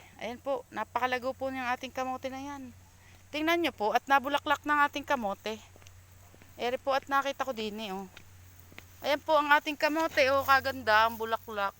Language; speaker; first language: Filipino; native; Filipino